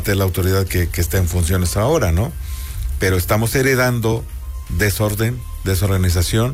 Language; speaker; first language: Spanish; native; Spanish